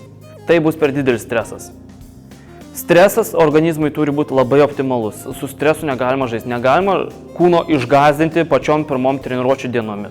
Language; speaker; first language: Lithuanian; native; Lithuanian